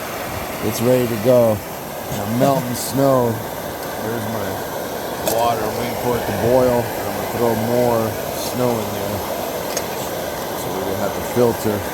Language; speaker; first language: English; native; English